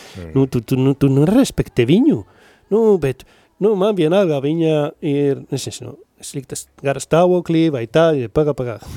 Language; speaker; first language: Latvian; non-native, learner; Spanish